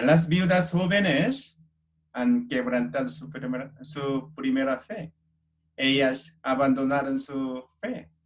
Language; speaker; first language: Spanish; non-native, fluent; Korean